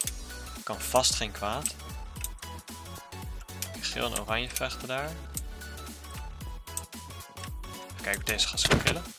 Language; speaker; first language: Dutch; native; Dutch